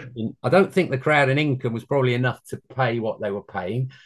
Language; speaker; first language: English; native; English